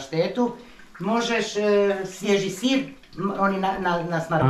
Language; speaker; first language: Polish; non-native, learner; Croatian